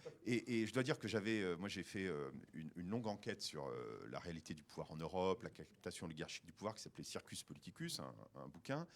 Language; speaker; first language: French; native; French